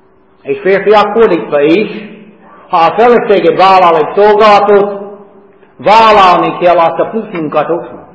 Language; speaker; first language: Hungarian; non-native, fluent; English